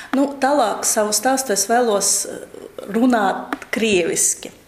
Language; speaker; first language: Latvian; non-native, local second language; Russian